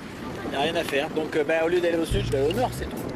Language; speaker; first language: French; native; French